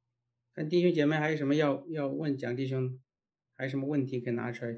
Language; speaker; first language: Chinese; native; Chinese